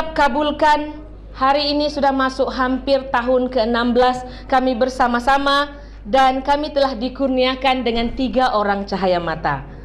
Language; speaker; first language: Malay; native; Malay